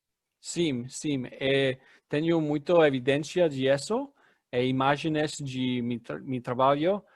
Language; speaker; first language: Portuguese; non-native, learner; English